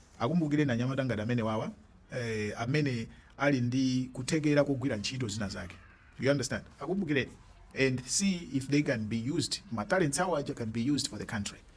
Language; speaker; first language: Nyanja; native; Nyanja